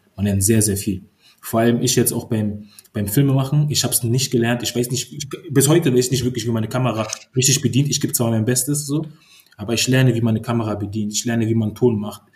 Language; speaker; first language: German; early bilingual, other home language; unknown